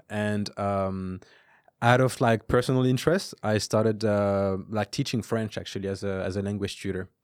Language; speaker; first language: English; non-native, fluent; French